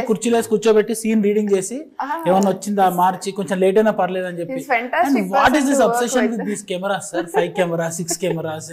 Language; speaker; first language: Telugu; native; Telugu